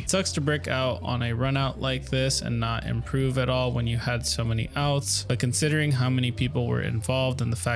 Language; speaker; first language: English; native; English